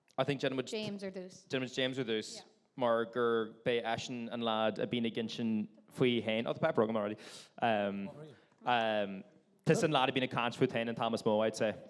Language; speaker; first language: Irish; non-native, local second language; English